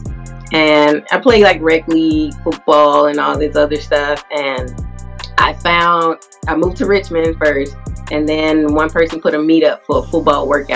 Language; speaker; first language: English; native; English